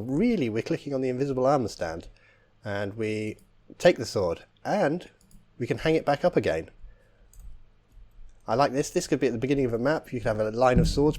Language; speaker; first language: English; native; English